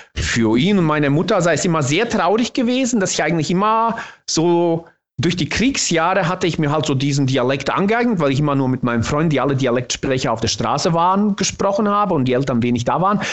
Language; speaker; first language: German; non-native, fluent; Bosnian